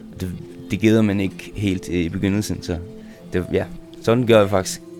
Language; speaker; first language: Danish; non-native, local second language; Faroese